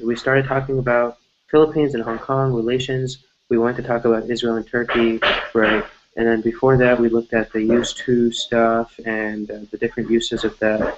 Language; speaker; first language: English; early bilingual, other home language; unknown